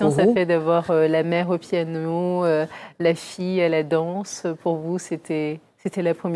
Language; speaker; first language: French; native; French